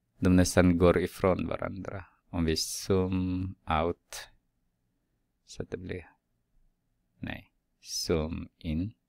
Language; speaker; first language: Swedish; non-native, fluent; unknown